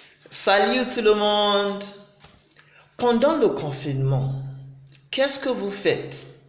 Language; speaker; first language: French; non-native, fluent; Yoruba